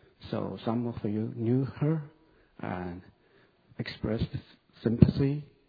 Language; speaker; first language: English; non-native, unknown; Chinese